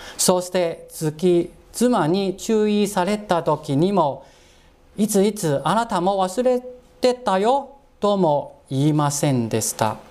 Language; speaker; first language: Japanese; non-native, fluent; Cantonese